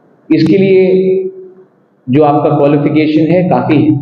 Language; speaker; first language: Hindi; non-native, local second language; Kok Borok